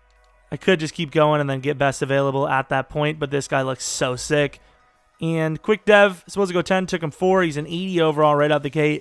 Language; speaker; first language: English; native; English